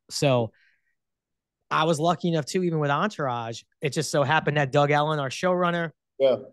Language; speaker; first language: English; native; English